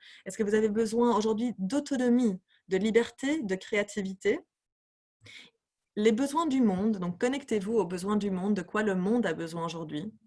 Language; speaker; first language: French; native; French